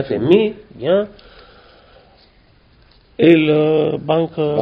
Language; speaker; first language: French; non-native, learner; Greek